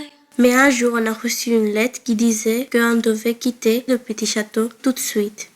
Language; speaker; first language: French; early bilingual, other home language; Bangla